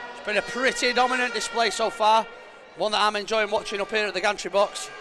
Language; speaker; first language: English; native; English